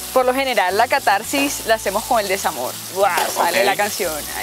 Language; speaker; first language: Spanish; native; Spanish